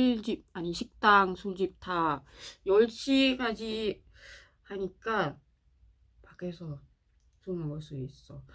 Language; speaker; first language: Korean; non-native, learner; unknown